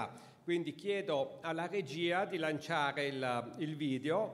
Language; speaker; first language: Italian; native; Italian